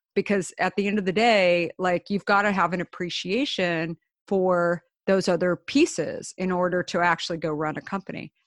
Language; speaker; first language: English; native; English